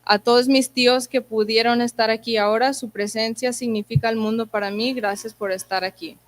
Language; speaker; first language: Spanish; early bilingual, heritage; Spanish